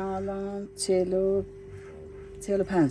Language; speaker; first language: Persian; non-native, local second language; Azerbaijani